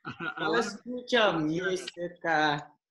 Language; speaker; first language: Spanish; non-native, learner; English